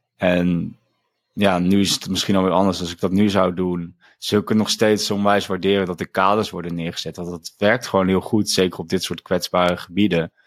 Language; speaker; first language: Dutch; native; Dutch